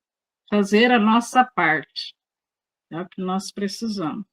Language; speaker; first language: Portuguese; native; Portuguese